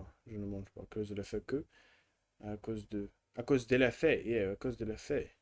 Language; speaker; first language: French; non-native, learner; Russian